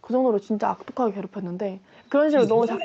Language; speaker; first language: Korean; native; Korean